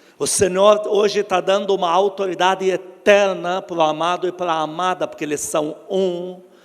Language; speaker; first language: Portuguese; non-native, fluent; Arabic